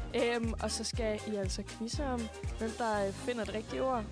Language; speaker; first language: Danish; native; Danish